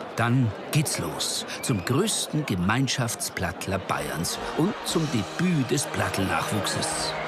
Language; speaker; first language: German; native; German